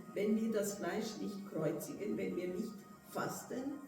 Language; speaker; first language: German; non-native, fluent; Portuguese